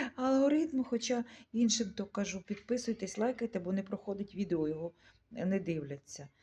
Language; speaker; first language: Ukrainian; non-native, local second language; Russian